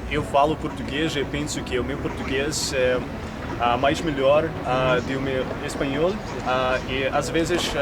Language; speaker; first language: Portuguese; non-native, learner; Ukrainian